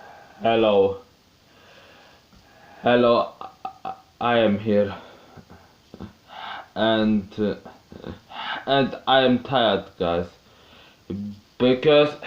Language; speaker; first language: English; non-native, learner; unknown